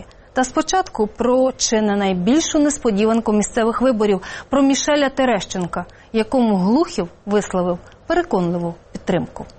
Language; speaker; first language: Ukrainian; native; Ukrainian